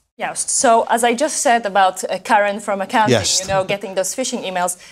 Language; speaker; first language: Dutch; non-native, learner; Polish